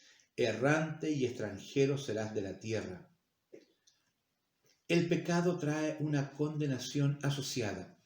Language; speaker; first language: Spanish; native; Spanish